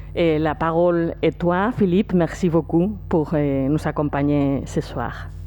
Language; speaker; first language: French; non-native, learner; Spanish